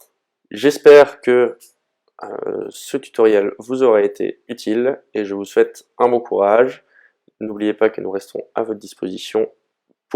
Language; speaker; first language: French; native; French